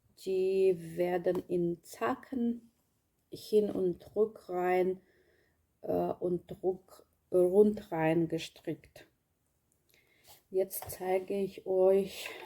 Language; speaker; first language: German; non-native, learner; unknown